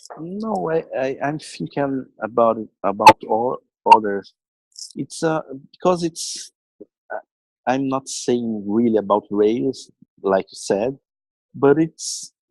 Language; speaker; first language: English; non-native, learner; Portuguese